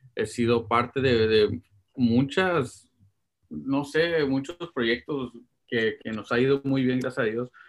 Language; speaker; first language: Spanish; early bilingual, heritage; Spanish